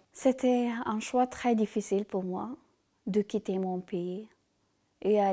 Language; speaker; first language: French; non-native, fluent; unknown